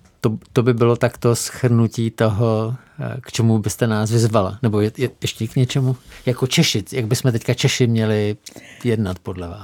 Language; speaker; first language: Czech; native; Czech